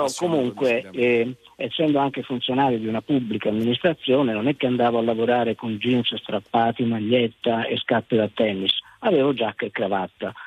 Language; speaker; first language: Italian; native; Italian